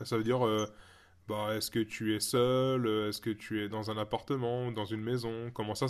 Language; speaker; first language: French; native; French